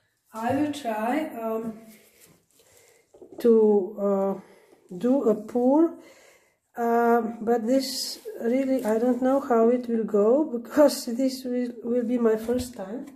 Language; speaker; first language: English; non-native, learner; Slovenian